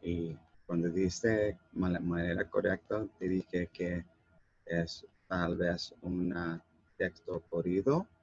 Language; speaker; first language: Spanish; non-native, learner; English